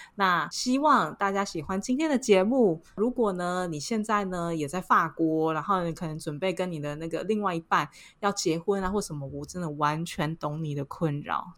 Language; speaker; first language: Chinese; native; Chinese